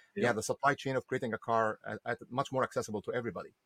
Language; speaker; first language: English; non-native, fluent; Arabic